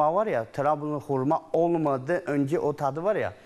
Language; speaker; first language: Turkish; non-native, learner; Chinese